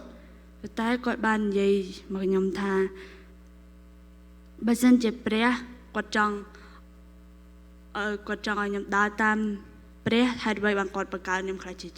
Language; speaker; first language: Khmer; non-native, local second language; Korean